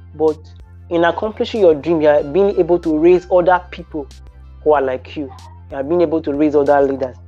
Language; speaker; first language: English; non-native, local second language; Bini